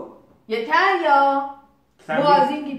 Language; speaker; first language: Turkish; non-native, learner; Azerbaijani